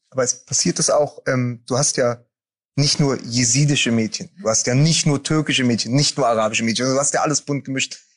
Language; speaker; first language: German; native; German